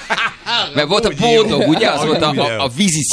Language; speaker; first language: Hungarian; native; Hungarian